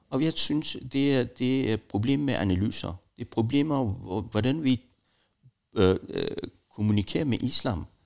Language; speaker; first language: Danish; non-native, fluent; Persian